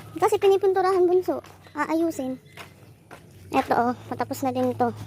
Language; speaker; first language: Filipino; native; Filipino